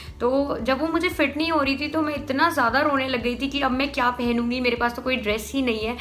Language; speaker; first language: Hindi; native; Hindi